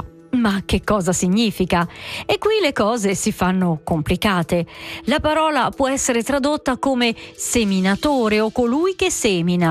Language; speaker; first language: Italian; native; Italian